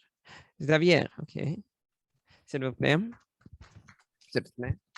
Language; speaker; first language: French; non-native, learner; Russian